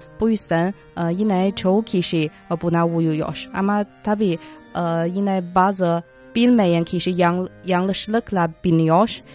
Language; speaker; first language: Turkish; non-native, fluent; Chinese